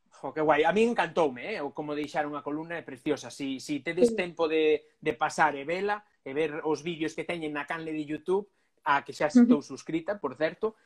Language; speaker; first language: Galician; non-native, local second language; Spanish